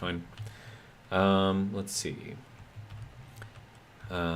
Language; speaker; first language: English; native; English